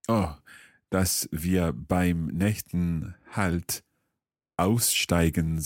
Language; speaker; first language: German; non-native, learner; English